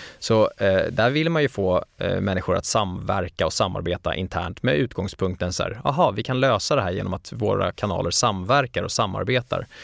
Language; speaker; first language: Swedish; native; Swedish